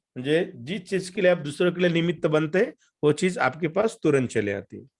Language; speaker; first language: Hindi; non-native, local second language; Marathi